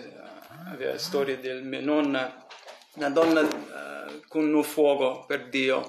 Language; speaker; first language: Italian; early bilingual, heritage; English